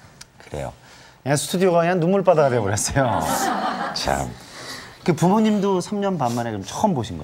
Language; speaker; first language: Korean; native; Korean